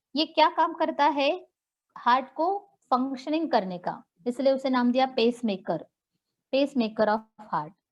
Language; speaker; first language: Hindi; non-native, local second language; Marathi